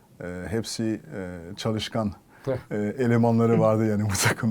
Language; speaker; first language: Turkish; non-native, fluent; French